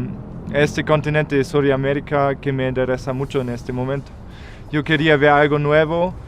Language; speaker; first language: Spanish; non-native, fluent; German